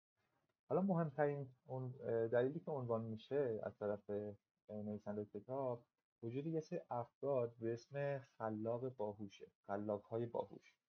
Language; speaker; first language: Persian; native; Persian